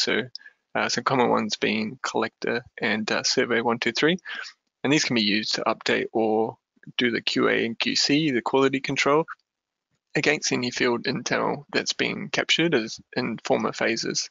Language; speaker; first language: English; native; English